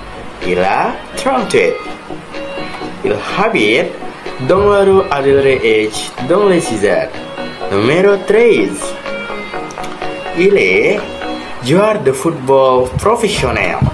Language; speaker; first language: French; non-native, learner; Indonesian